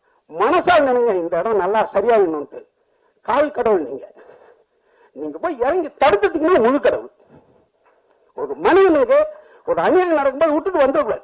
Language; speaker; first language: Tamil; native; Tamil